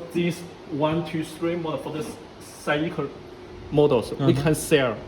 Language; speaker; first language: English; non-native, learner; Chinese